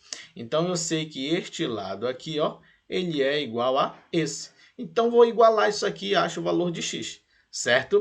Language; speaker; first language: Portuguese; native; Portuguese